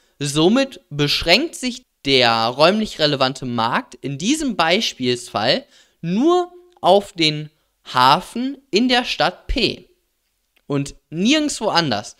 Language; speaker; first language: German; native; German